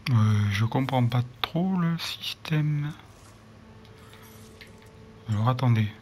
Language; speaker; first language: French; native; French